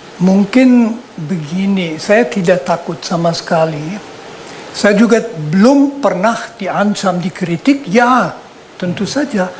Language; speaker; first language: Indonesian; non-native, fluent; German